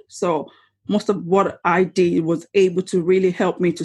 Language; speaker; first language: English; non-native, local second language; Yoruba